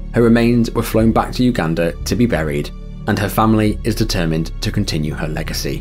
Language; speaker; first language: English; native; English